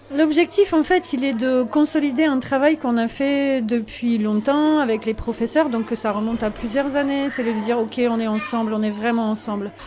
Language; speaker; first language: French; native; French